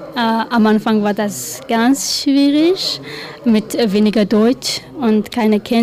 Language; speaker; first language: German; non-native, learner; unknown